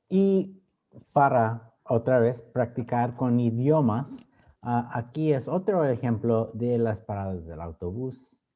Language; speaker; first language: Spanish; early bilingual, other home language; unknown